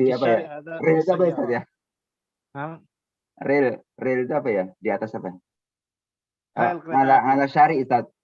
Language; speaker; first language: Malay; non-native, local second language; Indonesian